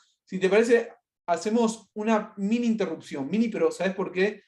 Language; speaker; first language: Spanish; native; Spanish